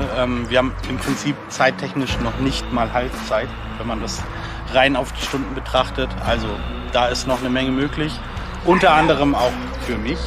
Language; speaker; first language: German; native; German